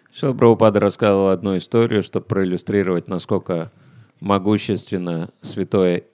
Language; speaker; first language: Russian; native; Russian